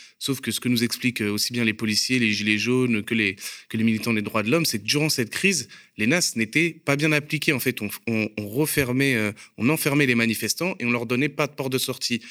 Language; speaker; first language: French; native; French